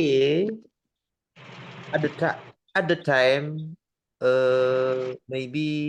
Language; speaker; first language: English; non-native, learner; Indonesian